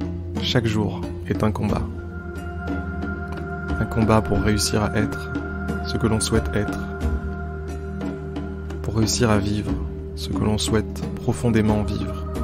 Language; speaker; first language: French; native; French